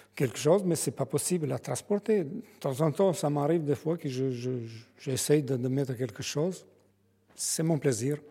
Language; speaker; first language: French; non-native, learner; Albanian